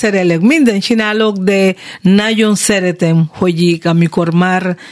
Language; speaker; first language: Hungarian; non-native, learner; Spanish